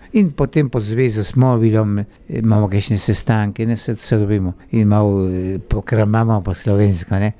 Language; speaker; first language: Slovenian; early bilingual, heritage; Slovenian